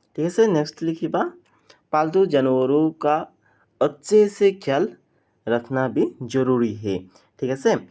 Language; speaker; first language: Hindi; non-native, local second language; Assamese